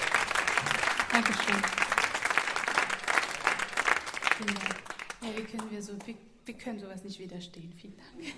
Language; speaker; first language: German; non-native, fluent; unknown